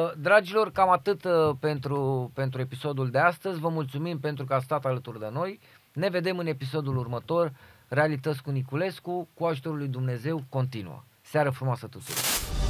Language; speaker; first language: Romanian; native; Romanian